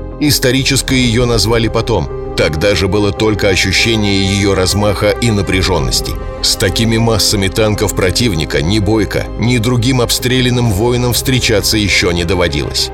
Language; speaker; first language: Russian; native; Russian